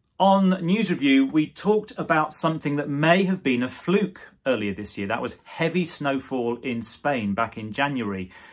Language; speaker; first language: English; native; English